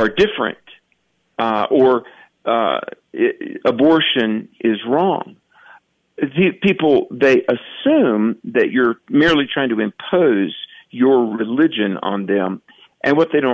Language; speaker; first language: English; native; English